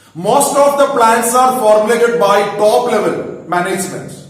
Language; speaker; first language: English; non-native, local second language; Malayalam